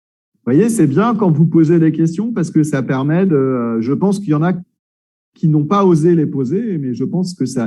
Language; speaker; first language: French; native; French